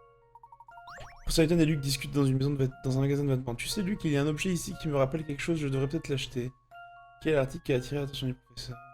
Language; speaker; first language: French; native; French